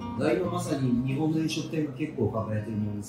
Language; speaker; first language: Japanese; native; Japanese